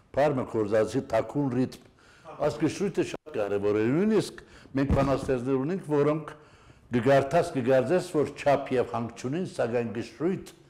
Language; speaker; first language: Armenian; native; Armenian